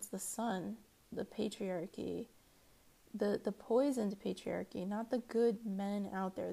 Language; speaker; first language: English; native; English